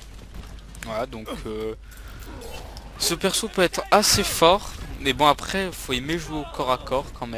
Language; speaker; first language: French; native; French